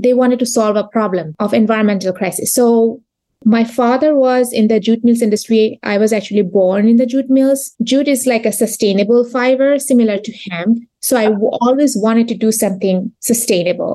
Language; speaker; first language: English; non-native, local second language; Bangla